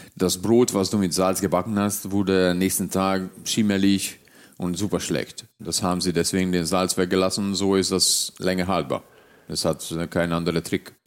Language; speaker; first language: German; early bilingual, other home language; Hungarian